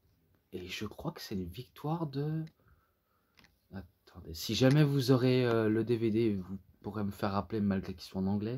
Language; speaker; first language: French; native; French